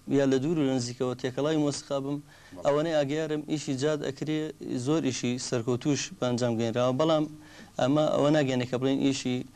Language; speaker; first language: Central Kurdish; native; Central Kurdish